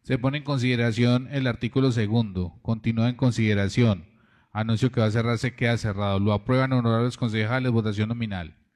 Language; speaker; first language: Spanish; native; Spanish